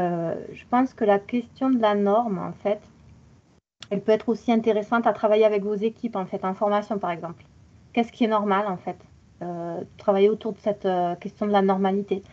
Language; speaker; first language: French; native; French